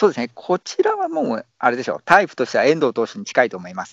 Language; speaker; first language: Japanese; native; Japanese